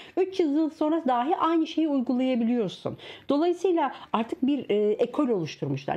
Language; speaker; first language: Turkish; early bilingual, heritage; Turkish